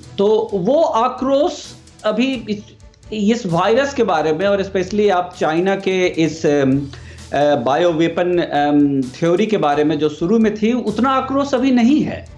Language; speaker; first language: Hindi; native; Hindi